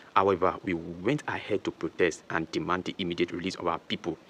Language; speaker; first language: English; non-native, local second language; Yoruba